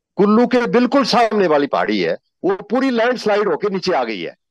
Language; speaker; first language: Hindi; native; Hindi